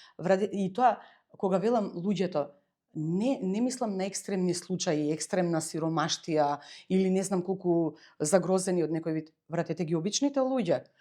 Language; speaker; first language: Macedonian; native; Macedonian